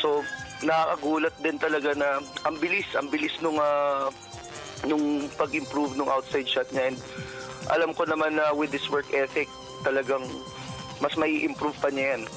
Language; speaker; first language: Filipino; native; Filipino